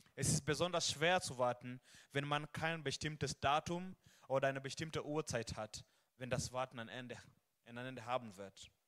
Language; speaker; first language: German; non-native, fluent; Swahili